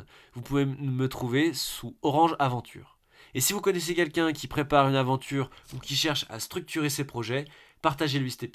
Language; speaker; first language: French; native; French